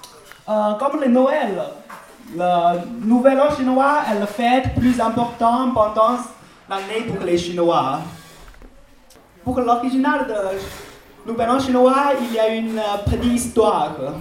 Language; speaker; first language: French; non-native, learner; Chinese